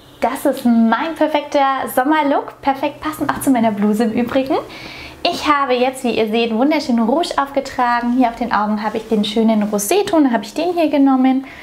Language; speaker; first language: German; native; German